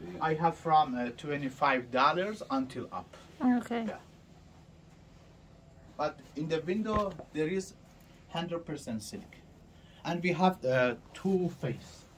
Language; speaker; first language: English; non-native, learner; Persian